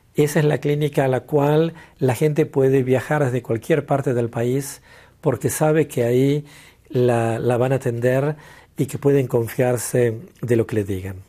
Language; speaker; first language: Spanish; native; Spanish